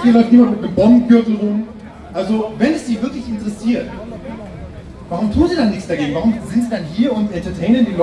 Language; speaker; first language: German; native; German